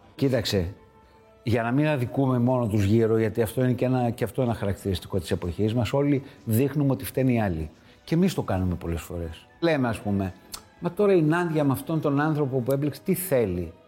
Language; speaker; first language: Greek; native; Greek